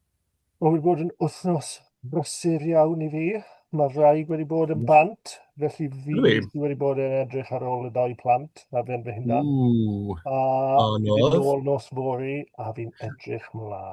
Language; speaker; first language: Welsh; native; Welsh